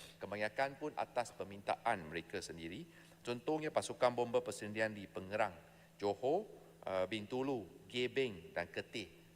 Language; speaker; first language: Malay; non-native, local second language; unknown